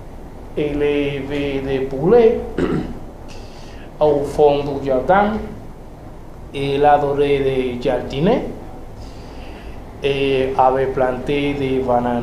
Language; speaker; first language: French; non-native, learner; Spanish